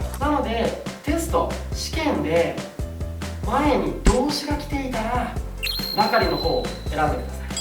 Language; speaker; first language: Japanese; native; Japanese